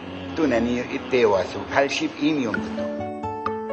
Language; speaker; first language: Korean; non-native, learner; Arabic